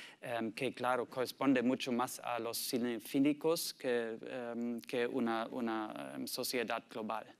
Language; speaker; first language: Spanish; non-native, learner; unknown